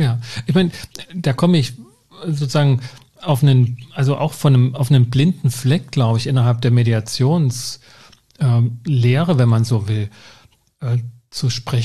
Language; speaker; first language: German; native; German